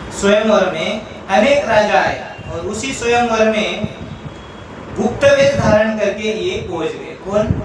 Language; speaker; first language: Hindi; non-native, local second language; Marathi